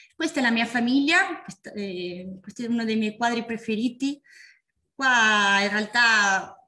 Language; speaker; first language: Italian; non-native, fluent; Spanish